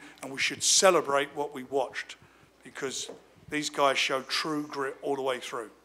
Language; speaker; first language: English; native; English